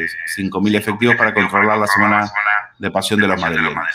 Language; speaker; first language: Spanish; native; Spanish